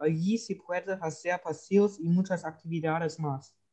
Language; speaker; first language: Spanish; non-native, learner; German